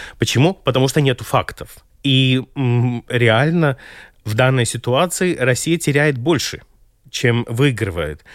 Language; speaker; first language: Russian; non-native, local second language; Latvian